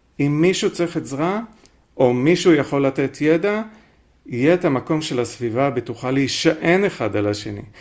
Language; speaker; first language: Hebrew; native; Hebrew